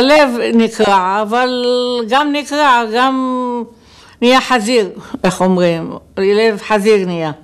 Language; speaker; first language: Hebrew; non-native, local second language; Arabic